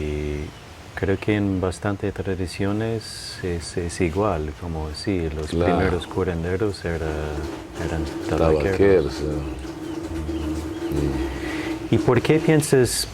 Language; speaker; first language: Spanish; non-native, fluent; English